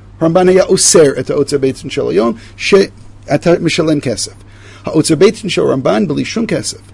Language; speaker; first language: Hebrew; non-native, fluent; English